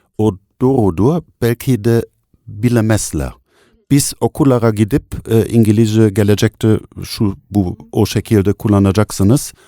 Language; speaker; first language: Turkish; non-native, fluent; German